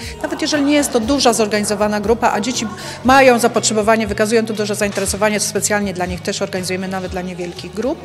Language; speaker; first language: Polish; native; Polish